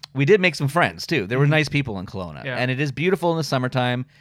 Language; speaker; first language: English; native; English